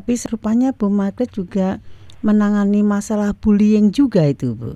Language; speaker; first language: Indonesian; native; Indonesian